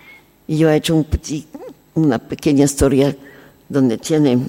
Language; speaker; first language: Spanish; non-native, learner; French